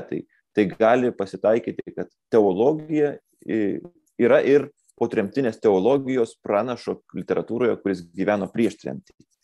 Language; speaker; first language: Lithuanian; native; Lithuanian